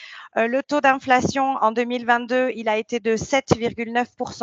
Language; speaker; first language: French; native; French